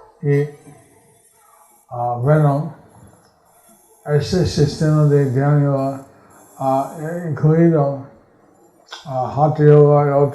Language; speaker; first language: Spanish; non-native, learner; English